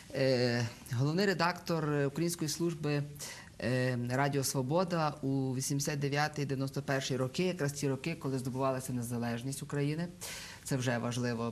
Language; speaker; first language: Ukrainian; native; Ukrainian